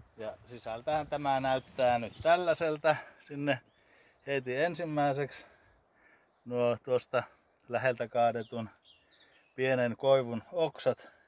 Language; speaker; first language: Finnish; native; Finnish